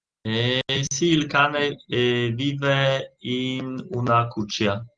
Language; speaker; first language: Italian; non-native, learner; Polish